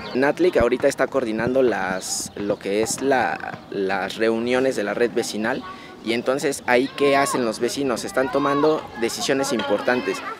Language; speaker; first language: Spanish; native; Spanish